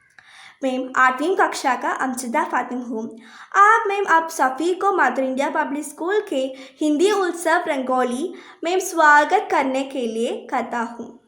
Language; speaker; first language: Hindi; non-native, local second language; Malayalam